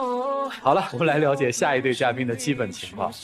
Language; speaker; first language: Chinese; native; Chinese